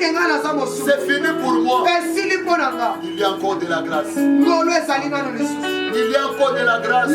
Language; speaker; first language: French; non-native, local second language; Lingala